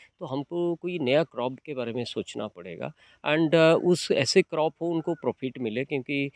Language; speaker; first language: Hindi; non-native, local second language; Odia